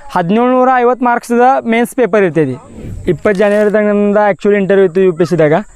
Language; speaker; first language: Kannada; non-native, local second language; Marathi